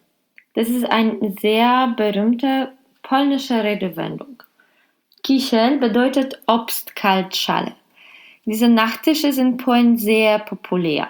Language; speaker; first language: German; non-native, learner; Polish